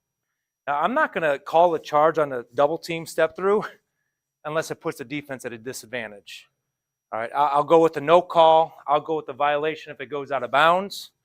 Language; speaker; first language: English; native; English